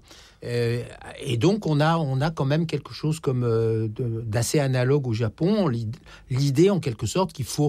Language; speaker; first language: French; native; French